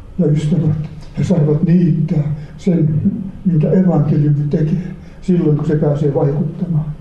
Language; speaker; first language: Finnish; native; Finnish